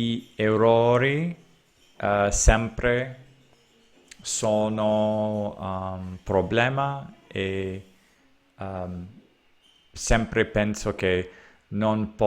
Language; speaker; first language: Italian; non-native, learner; English